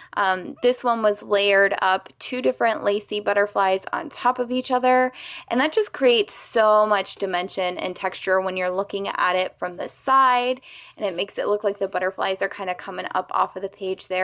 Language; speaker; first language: English; native; English